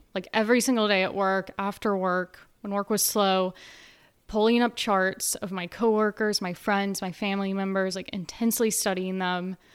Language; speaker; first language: English; native; English